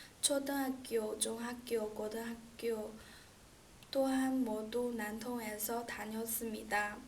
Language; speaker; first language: Korean; non-native, learner; Chinese